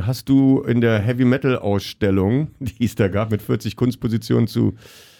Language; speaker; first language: German; native; German